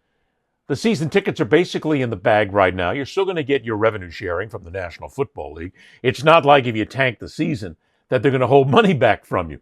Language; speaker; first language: English; native; English